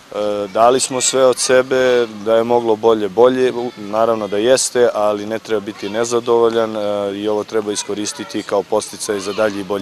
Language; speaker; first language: Serbian; native; Serbian